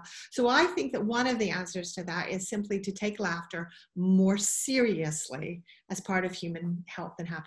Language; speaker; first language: English; native; English